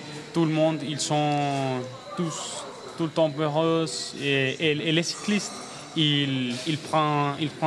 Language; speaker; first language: French; non-native, learner; Spanish